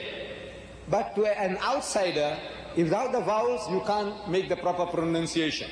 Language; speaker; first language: English; early bilingual, other home language; Gujarati